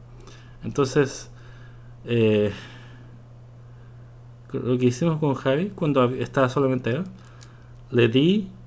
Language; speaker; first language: Spanish; non-native, fluent; Korean